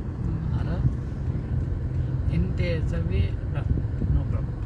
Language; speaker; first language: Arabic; non-native, learner; Hindi